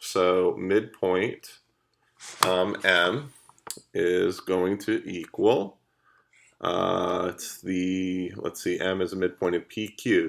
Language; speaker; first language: English; native; English